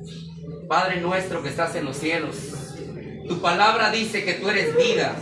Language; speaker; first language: Spanish; native; Spanish